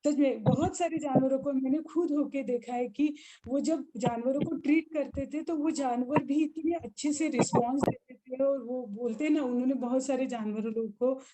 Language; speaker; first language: Hindi; non-native, local second language; Marathi